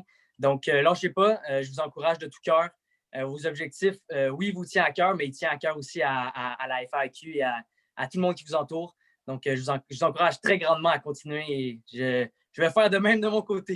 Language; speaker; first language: French; native; French